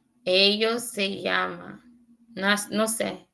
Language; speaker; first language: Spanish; non-native, learner; English